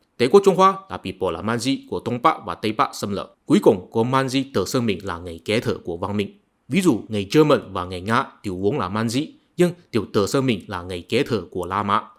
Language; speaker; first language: Vietnamese; non-native, fluent; Chinese